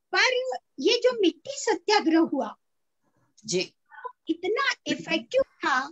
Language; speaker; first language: Hindi; native; Hindi